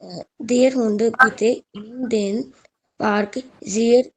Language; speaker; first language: German; non-native, learner; Hindi